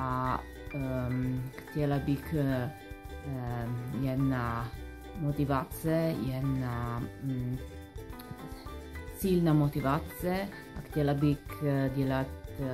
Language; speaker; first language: Czech; non-native, learner; Italian